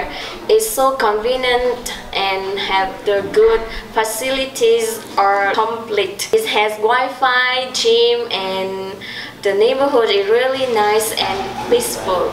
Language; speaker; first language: English; non-native, learner; Vietnamese